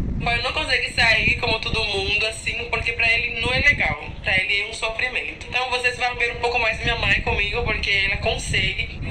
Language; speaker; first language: Portuguese; non-native, fluent; Spanish